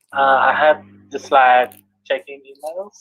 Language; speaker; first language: English; non-native, learner; Indonesian